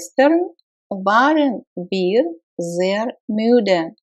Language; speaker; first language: German; non-native, fluent; Russian